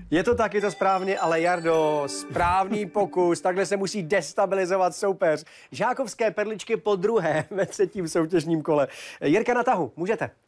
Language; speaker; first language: Czech; native; Czech